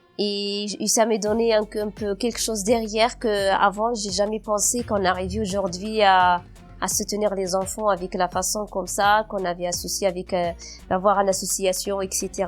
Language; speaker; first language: French; non-native, local second language; Berber languages